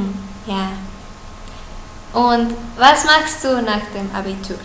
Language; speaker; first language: German; non-native, learner; Spanish